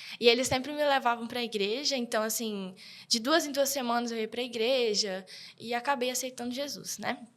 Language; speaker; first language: Portuguese; early bilingual, heritage; Portuguese